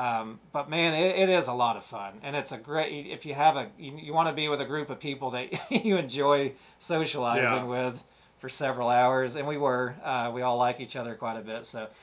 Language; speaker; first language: English; native; English